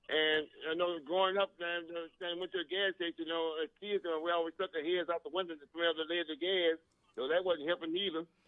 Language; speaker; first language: English; native; English